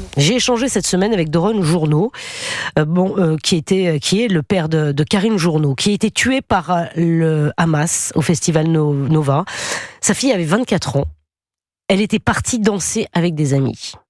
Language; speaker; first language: French; native; French